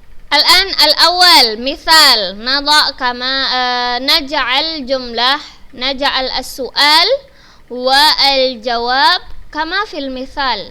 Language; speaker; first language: Arabic; non-native, fluent; Indonesian